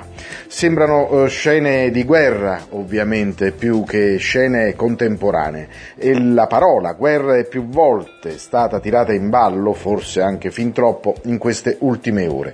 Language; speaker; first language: Italian; native; Italian